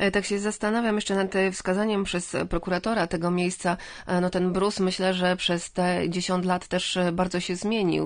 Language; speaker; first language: Polish; native; Polish